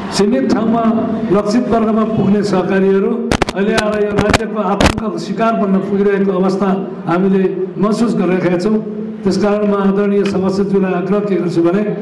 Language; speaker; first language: Nepali; native; Nepali